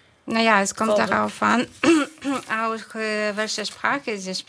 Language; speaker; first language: German; non-native, fluent; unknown